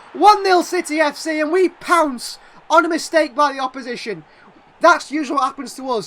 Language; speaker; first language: English; native; English